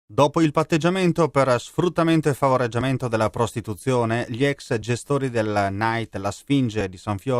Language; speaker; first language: Italian; native; Italian